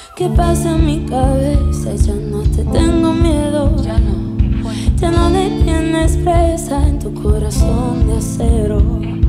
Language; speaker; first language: English; early bilingual, other home language; Spanish